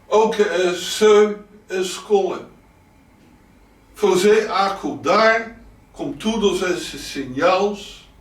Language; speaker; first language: Portuguese; non-native, learner; Dutch